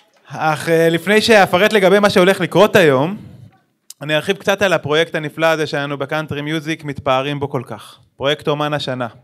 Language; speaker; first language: Hebrew; native; Hebrew